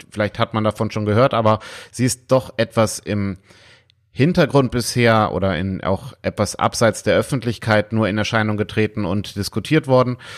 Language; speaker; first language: German; native; German